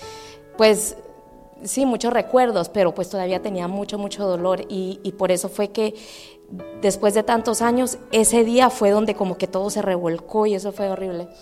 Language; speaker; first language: Spanish; native; Spanish